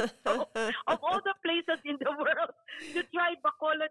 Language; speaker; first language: English; non-native, local second language; Cebuano